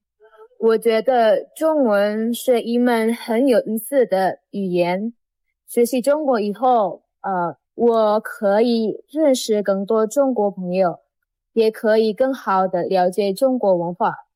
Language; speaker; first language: Chinese; non-native, fluent; Indonesian